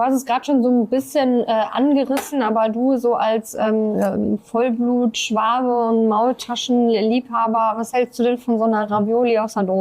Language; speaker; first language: German; native; German